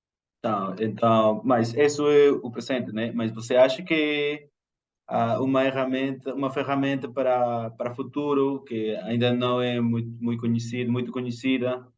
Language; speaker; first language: Portuguese; non-native, fluent; Spanish